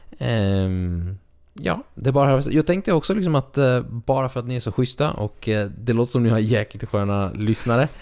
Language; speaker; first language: Swedish; early bilingual, other home language; Spanish